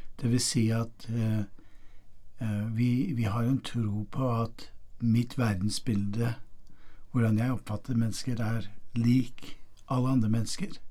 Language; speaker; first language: Norwegian; non-native, fluent; English